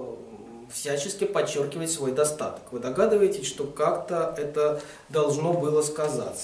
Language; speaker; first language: Russian; native; Russian